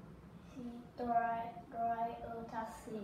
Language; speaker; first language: English; non-native, learner; Vietnamese